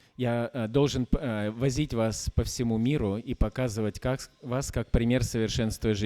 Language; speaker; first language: Russian; native; Russian